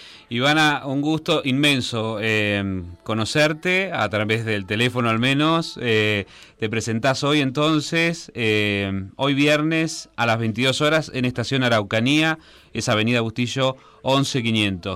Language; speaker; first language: Spanish; native; Spanish